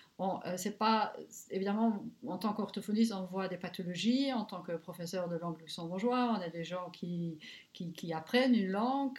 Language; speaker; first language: French; non-native, local second language; Luxembourgish